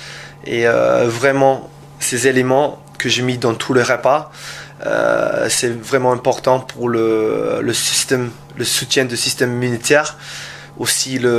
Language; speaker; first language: French; non-native, learner; English